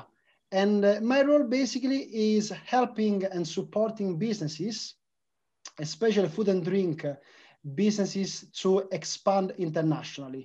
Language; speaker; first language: English; non-native, fluent; Italian